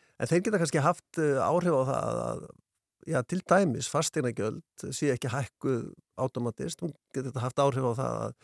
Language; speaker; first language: Icelandic; native; Icelandic